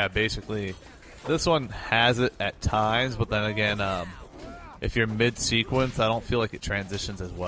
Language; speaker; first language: English; native; English